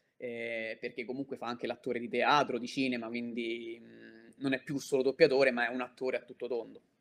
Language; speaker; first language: Italian; native; Italian